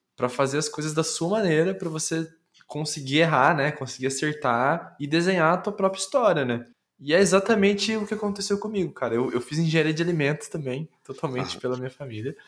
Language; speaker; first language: Portuguese; native; Portuguese